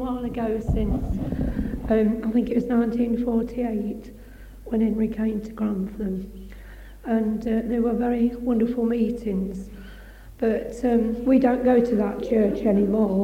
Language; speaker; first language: English; native; English